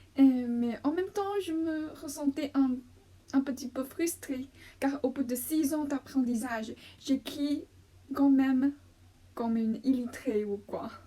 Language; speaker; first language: French; non-native, fluent; Chinese